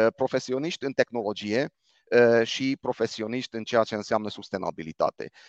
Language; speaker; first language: Romanian; non-native, local second language; Hungarian